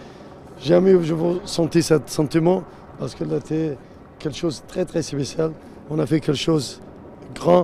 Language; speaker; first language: French; non-native, learner; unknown